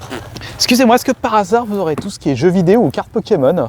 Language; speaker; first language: French; native; French